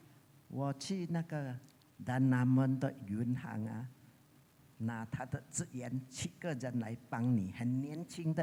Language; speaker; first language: Chinese; early bilingual, heritage; Chinese